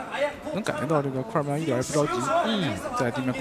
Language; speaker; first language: Chinese; native; Chinese